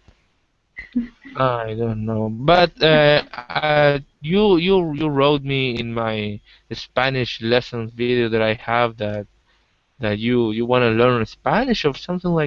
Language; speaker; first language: English; non-native, learner; Spanish